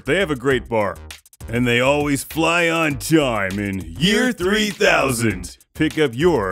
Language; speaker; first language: English; native; English